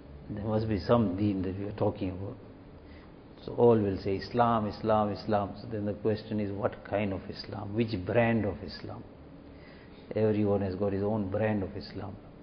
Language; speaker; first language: English; native; English